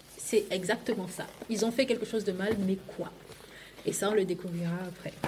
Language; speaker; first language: French; non-native, local second language; Duala